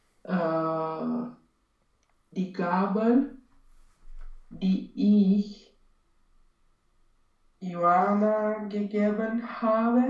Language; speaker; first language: German; non-native, learner; Romanian